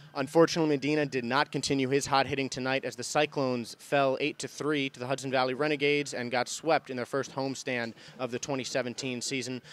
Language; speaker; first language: English; native; English